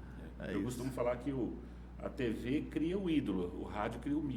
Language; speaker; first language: Portuguese; native; Portuguese